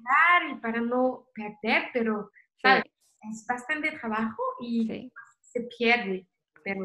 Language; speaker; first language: Spanish; non-native, fluent; French